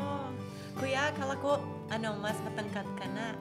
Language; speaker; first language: Filipino; early bilingual, heritage; English